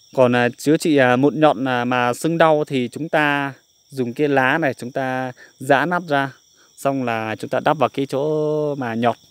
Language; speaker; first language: Vietnamese; non-native, local second language; Iu Mien